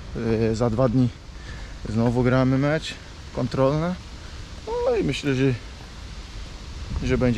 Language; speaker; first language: Polish; non-native, fluent; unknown